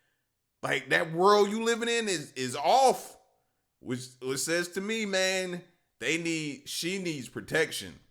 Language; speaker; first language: English; native; English